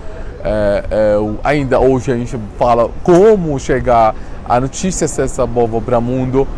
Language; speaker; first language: Portuguese; non-native, fluent; Arabic